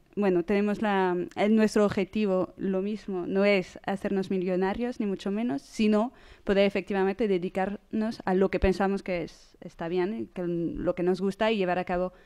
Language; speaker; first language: Spanish; non-native, fluent; French